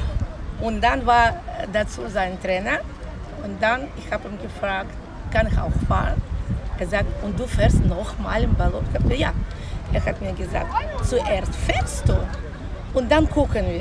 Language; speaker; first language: German; non-native, learner; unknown